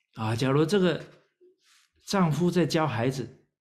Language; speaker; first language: Chinese; native; Chinese